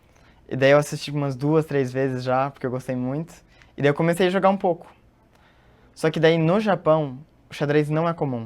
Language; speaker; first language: Portuguese; early bilingual, heritage; Portuguese